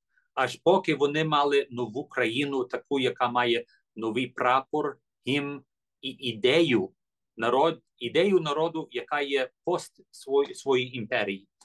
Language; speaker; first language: Ukrainian; early bilingual, heritage; English